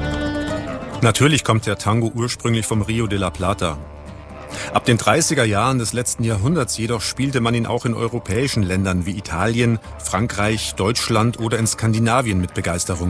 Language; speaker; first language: German; native; German